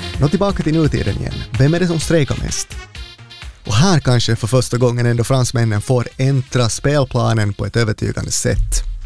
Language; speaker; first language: Swedish; native; Swedish